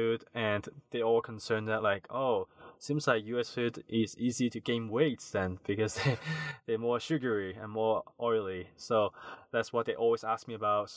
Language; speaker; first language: English; non-native, local second language; Cantonese